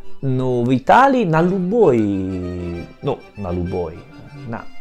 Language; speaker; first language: Russian; non-native, learner; Italian